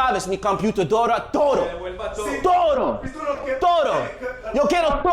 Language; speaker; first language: Spanish; non-native, learner; English